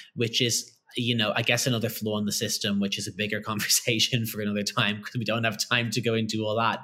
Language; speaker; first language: English; native; English